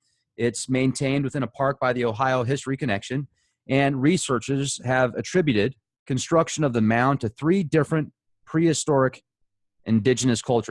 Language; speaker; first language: English; native; English